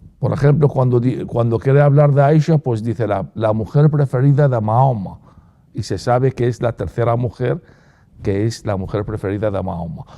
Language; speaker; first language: Spanish; non-native, fluent; Arabic